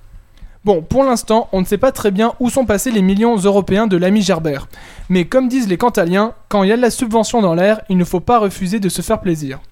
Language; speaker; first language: French; native; French